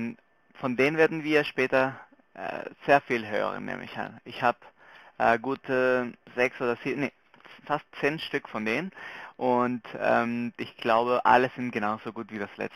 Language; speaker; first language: German; non-native, local second language; Spanish